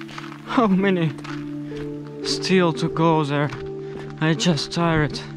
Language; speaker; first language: English; non-native, learner; Russian